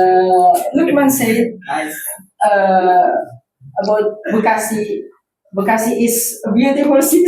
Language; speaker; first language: English; non-native, learner; Indonesian